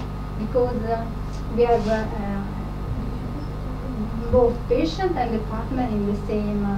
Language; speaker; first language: English; non-native, fluent; Italian